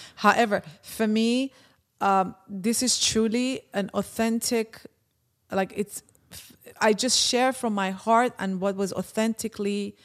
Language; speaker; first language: English; early bilingual, other home language; Persian